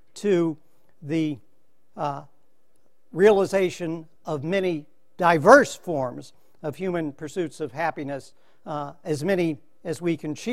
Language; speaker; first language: English; native; English